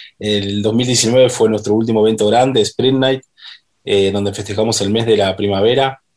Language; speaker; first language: Spanish; native; Spanish